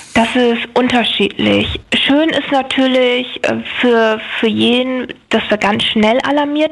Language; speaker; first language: German; native; German